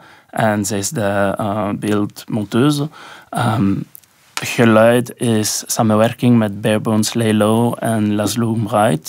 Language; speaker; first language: Dutch; non-native, local second language; French